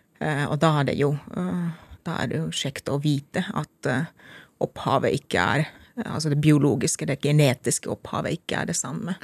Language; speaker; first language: Norwegian; non-native, fluent; Finnish